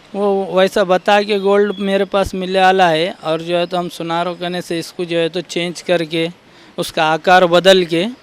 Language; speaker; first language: Hindi; non-native, local second language; Marathi